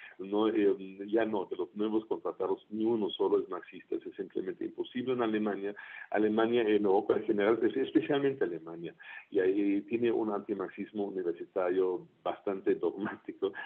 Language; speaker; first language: Spanish; non-native, fluent; German